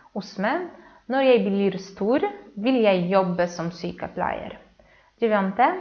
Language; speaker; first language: Norwegian; non-native, fluent; Polish